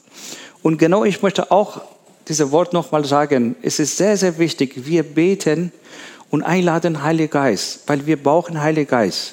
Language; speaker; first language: German; non-native, learner; Persian